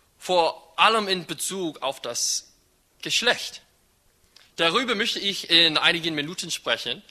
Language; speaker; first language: German; non-native, fluent; English